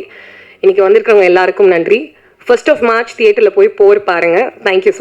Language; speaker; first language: Tamil; native; Tamil